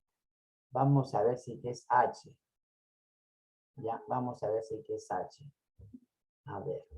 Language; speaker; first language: Spanish; native; Spanish